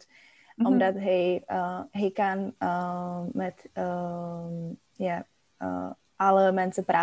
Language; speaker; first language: Dutch; non-native, learner; Czech